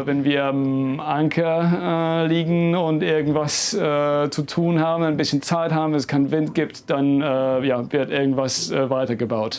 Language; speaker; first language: German; non-native, fluent; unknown